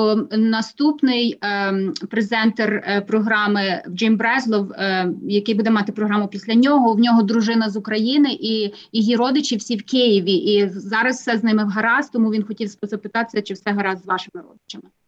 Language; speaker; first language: Ukrainian; native; Ukrainian